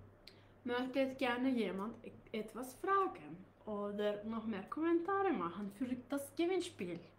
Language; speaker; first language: German; non-native, learner; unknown